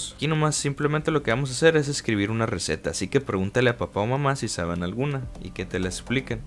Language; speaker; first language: Spanish; native; Spanish